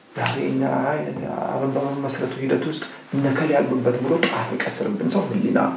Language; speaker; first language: Amharic; native; Amharic